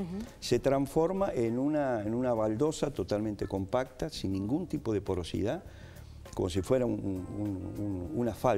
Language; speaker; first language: Spanish; native; Spanish